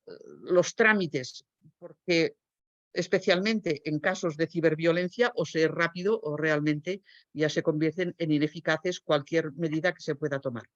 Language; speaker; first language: Spanish; native; Spanish